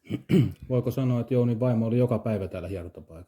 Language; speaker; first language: Finnish; native; Finnish